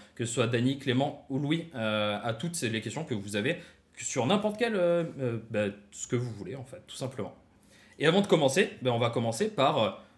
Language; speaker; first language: French; native; French